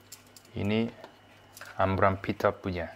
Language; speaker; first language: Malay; non-native, learner; Korean